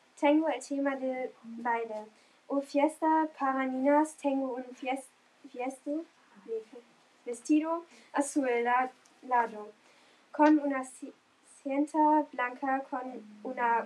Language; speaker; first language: Spanish; non-native, learner; German